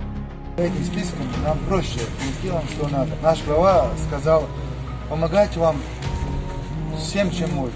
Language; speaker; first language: Russian; non-native, local second language; Chechen